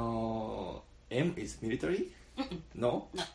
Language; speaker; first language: English; non-native, learner; Japanese